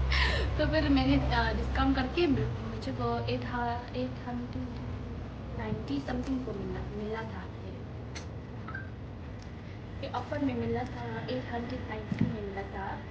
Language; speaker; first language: Hindi; non-native, local second language; Tibetan